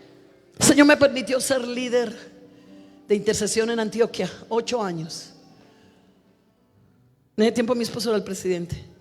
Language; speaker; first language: Spanish; native; Spanish